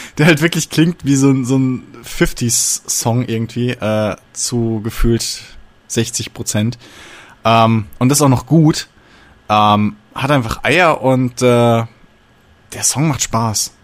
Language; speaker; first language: German; native; German